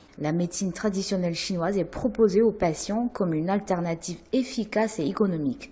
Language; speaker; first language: French; non-native, fluent; Chinese